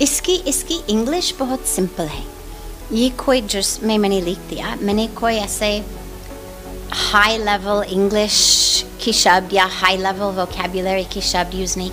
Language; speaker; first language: Hindi; non-native, fluent; English